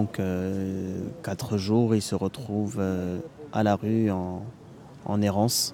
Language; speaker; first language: French; native; French